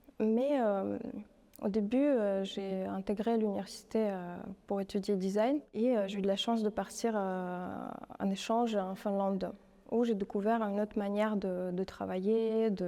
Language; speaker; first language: French; non-native, fluent; Russian